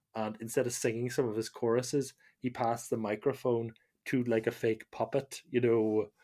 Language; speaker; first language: English; native; English